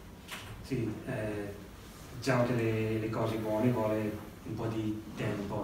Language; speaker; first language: Italian; non-native, learner; English